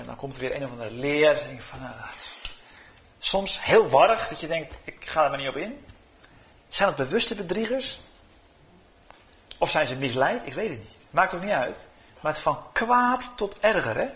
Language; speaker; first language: Dutch; native; Dutch